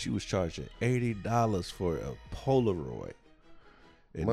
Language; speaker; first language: English; native; English